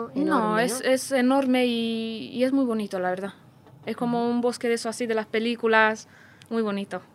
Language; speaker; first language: Spanish; non-native, fluent; Romanian